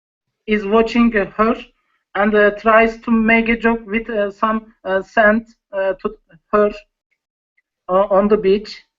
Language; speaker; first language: English; non-native, learner; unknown